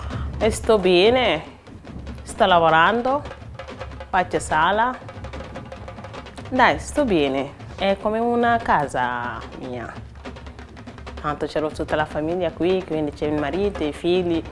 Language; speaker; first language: Italian; non-native, fluent; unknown